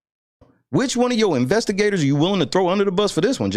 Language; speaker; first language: English; native; English